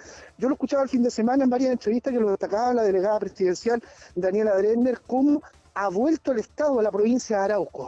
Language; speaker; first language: Spanish; native; Spanish